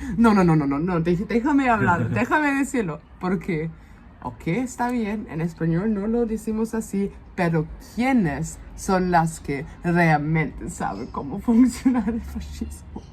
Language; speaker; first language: Spanish; non-native, fluent; German